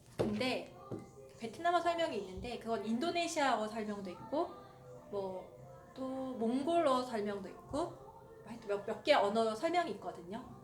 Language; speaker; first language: Korean; native; Korean